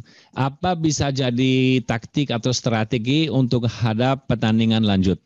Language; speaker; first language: Indonesian; non-native, fluent; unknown